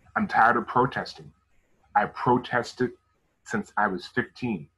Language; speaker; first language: English; native; English